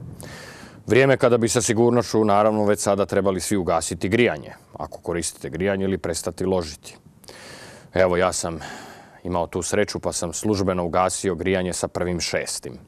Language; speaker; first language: Croatian; native; Croatian